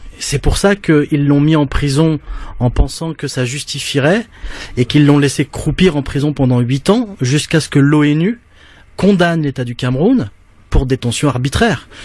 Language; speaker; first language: French; native; French